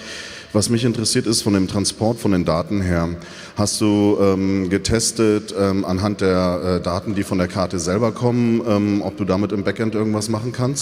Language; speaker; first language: German; native; German